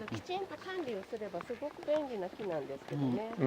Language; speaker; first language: Japanese; native; Japanese